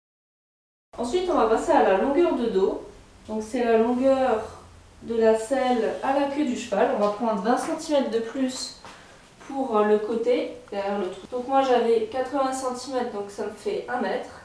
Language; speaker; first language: French; native; French